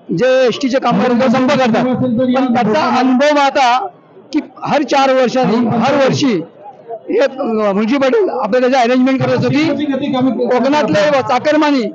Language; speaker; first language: Marathi; native; Marathi